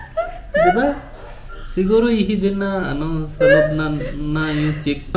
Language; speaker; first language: Filipino; non-native, learner; Hindi